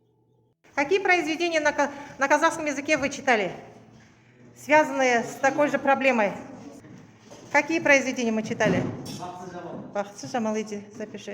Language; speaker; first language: Russian; non-native, local second language; Kazakh